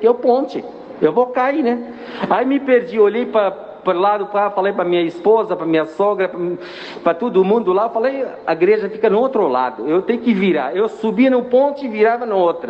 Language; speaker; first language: Portuguese; non-native, fluent; Arabic